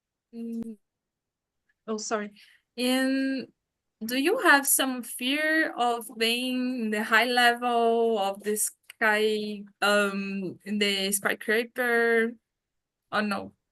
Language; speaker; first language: English; non-native, fluent; Portuguese